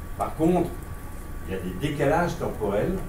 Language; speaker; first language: French; native; French